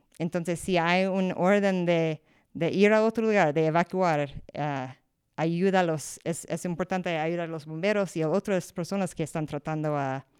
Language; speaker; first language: Spanish; non-native, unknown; English